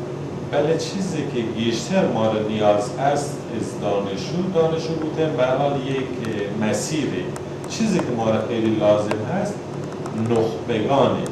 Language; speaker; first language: Persian; non-native, local second language; Baluchi